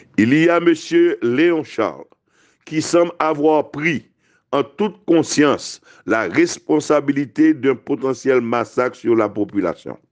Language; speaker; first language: French; non-native, local second language; Haitian Creole